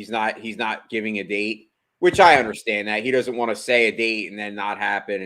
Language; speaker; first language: English; native; English